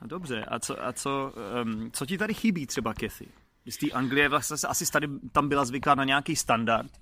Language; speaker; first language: Czech; native; Czech